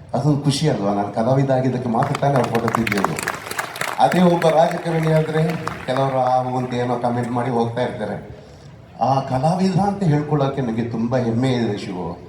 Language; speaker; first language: Kannada; non-native, local second language; Tulu